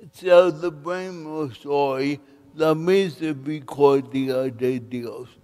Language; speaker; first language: Spanish; non-native, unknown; English